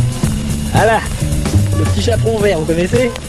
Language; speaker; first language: French; native; French